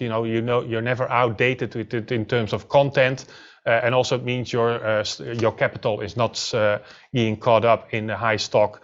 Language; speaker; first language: English; non-native, fluent; Dutch